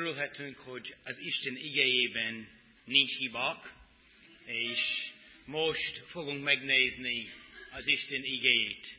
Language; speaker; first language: Hungarian; non-native, fluent; English